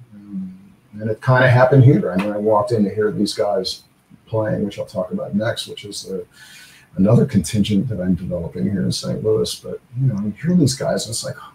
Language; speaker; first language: English; native; English